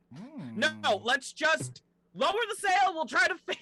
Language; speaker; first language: English; native; English